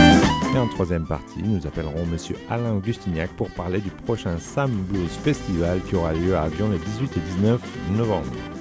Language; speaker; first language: French; native; French